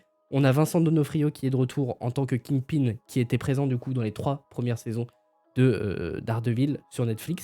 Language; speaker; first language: French; native; French